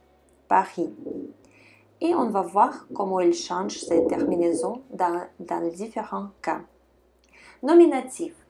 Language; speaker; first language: French; non-native, fluent; Russian